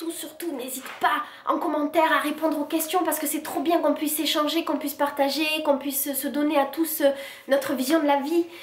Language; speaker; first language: French; native; French